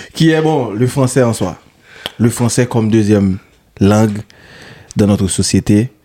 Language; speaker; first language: French; non-native, local second language; Haitian Creole